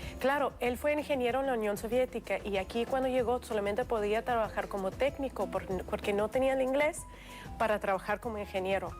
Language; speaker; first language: Spanish; non-native, fluent; Russian